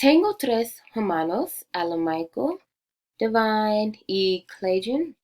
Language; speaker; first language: Spanish; non-native, learner; English